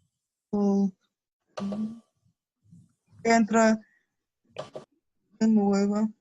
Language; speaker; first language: Spanish; non-native, learner; Russian